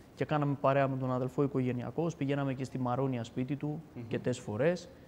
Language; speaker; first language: Greek; early bilingual, other home language; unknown